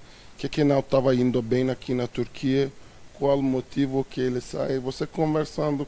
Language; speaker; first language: Portuguese; non-native, fluent; Turkish